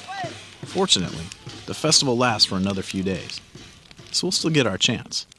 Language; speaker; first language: English; native; English